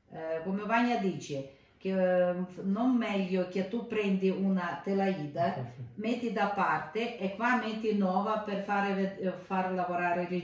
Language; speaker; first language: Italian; non-native, learner; Ukrainian